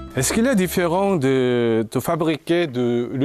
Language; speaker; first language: French; non-native, learner; Korean